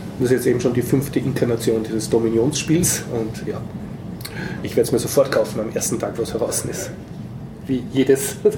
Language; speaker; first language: German; native; German